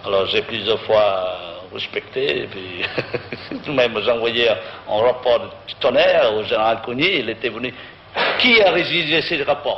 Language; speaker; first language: French; non-native, local second language; Vietnamese